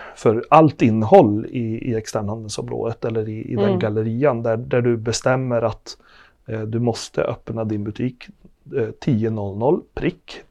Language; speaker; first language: Swedish; native; Swedish